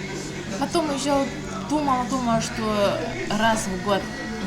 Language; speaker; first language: Russian; non-native, learner; Chinese